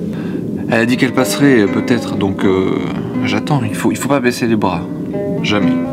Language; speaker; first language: French; native; French